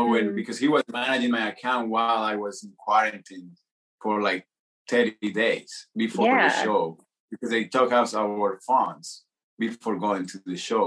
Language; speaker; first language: English; non-native, fluent; Spanish